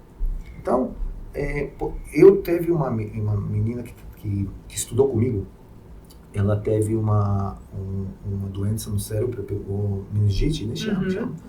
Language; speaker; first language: Portuguese; non-native, fluent; Hebrew